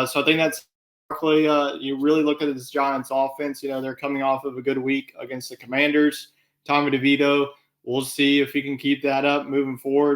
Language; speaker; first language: English; native; English